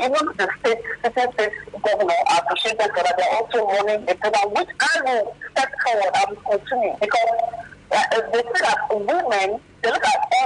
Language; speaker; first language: English; non-native, local second language; Ibibio